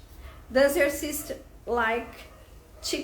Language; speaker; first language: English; non-native, fluent; Portuguese